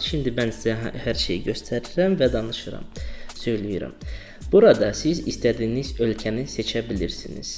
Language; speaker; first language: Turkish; non-native, learner; Azerbaijani